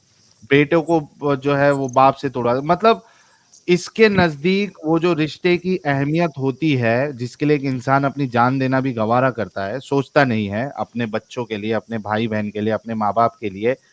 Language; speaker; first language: Hindi; native; Hindi